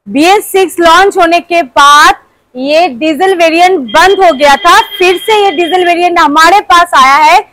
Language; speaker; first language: Hindi; non-native, local second language; Bangla